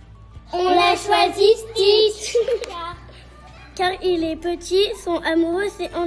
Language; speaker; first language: French; early bilingual, other home language; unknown